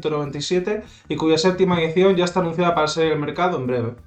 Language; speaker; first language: Spanish; native; Spanish